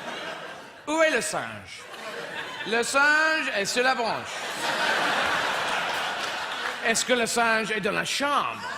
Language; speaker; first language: French; non-native, fluent; English